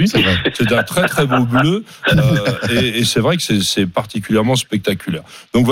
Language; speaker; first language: French; native; French